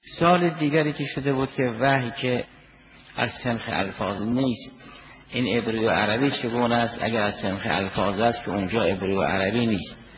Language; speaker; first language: Persian; native; Persian